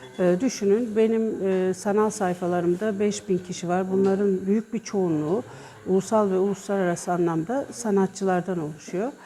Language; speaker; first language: Turkish; native; Turkish